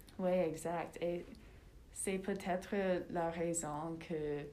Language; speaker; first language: French; non-native, learner; English